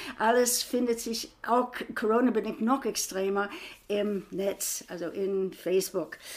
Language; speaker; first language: German; non-native, fluent; English